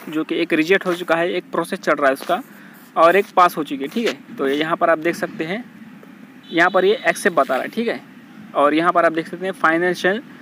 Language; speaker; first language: Hindi; non-native, local second language; Marathi